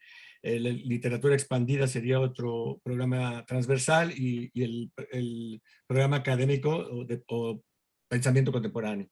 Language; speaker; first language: Spanish; native; Spanish